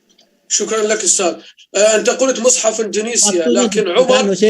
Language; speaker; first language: Arabic; native; Arabic